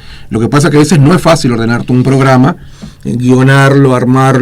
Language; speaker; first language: Spanish; native; Spanish